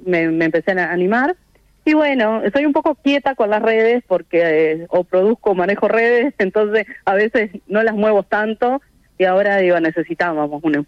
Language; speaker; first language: Spanish; native; Spanish